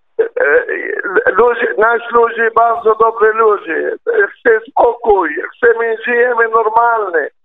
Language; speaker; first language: Polish; non-native, learner; Arabic